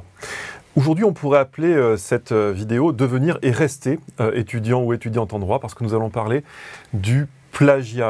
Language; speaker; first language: French; native; French